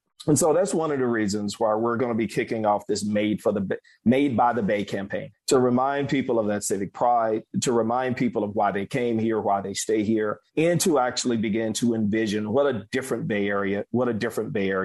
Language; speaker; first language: English; native; English